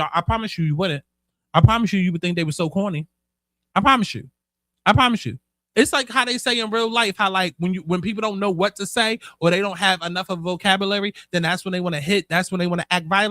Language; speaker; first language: English; native; English